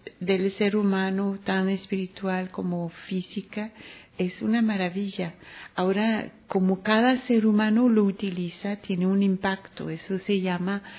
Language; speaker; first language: Spanish; non-native, fluent; French